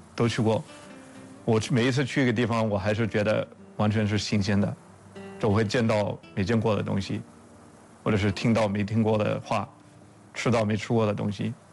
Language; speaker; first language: Chinese; non-native, fluent; English